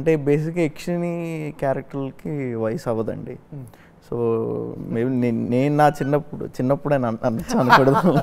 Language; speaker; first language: Telugu; native; Telugu